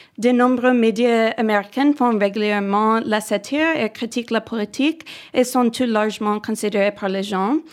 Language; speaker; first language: French; non-native, fluent; English